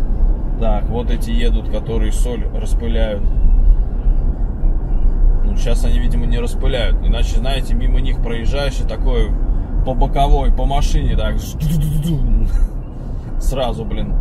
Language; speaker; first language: Russian; native; Russian